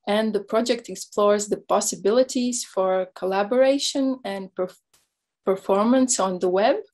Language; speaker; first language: English; non-native, fluent; Latvian